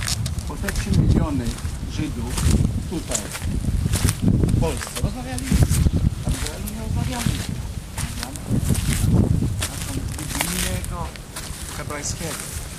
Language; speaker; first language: Polish; non-native, fluent; Hebrew